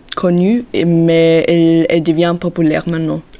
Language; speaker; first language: French; non-native, fluent; German